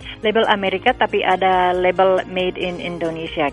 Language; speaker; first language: Indonesian; non-native, fluent; English